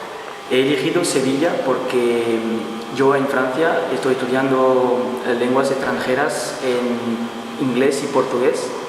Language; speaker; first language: Spanish; non-native, learner; Portuguese